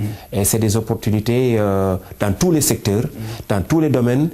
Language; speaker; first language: French; non-native, local second language; Wolof